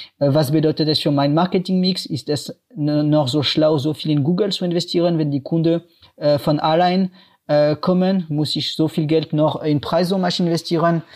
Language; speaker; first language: German; non-native, fluent; French